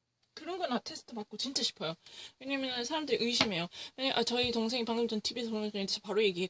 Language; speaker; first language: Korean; early bilingual, heritage; English